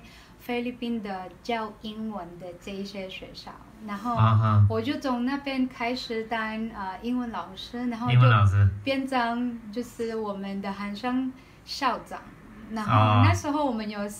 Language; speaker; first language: Chinese; non-native, learner; Filipino